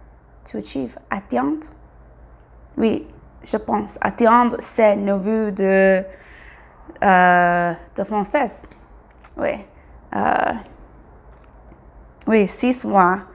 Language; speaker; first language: French; non-native, learner; English